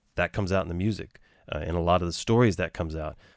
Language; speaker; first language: English; native; English